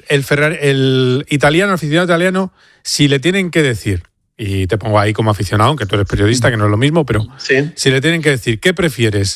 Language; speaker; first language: Spanish; native; Spanish